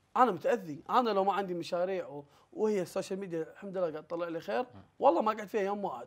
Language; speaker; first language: Arabic; native; Arabic